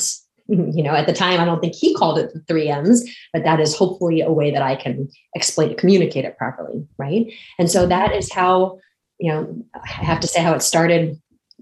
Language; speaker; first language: English; native; English